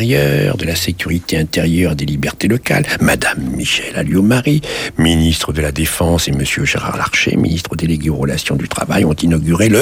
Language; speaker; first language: French; native; French